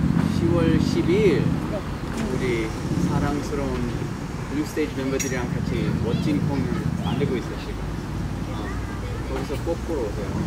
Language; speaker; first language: Korean; early bilingual, heritage; English